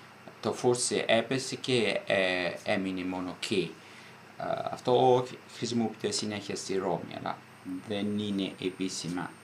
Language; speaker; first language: Greek; non-native, fluent; Italian